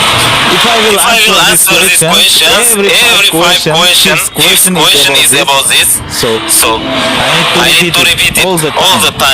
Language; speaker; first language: English; non-native, learner; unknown